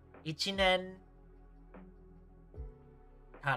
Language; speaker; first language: Japanese; non-native, learner; English